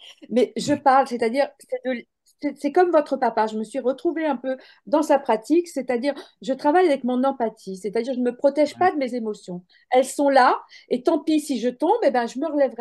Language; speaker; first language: French; native; French